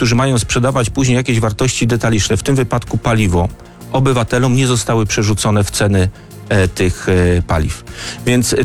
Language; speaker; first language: Polish; native; Polish